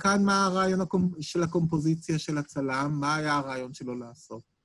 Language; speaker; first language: Hebrew; native; Hebrew